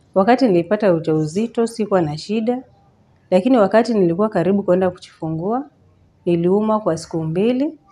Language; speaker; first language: Swahili; non-native, local second language; Gusii